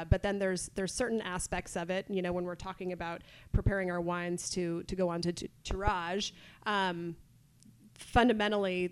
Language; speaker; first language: English; native; English